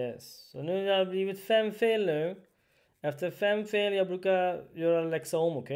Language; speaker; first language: Swedish; non-native, fluent; Urdu